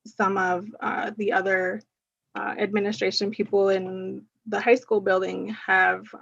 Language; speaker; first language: English; early bilingual, other home language; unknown